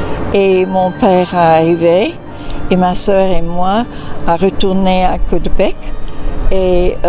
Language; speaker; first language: French; non-native, local second language; English